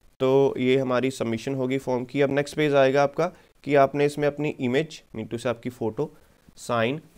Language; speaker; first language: Hindi; non-native, local second language; Punjabi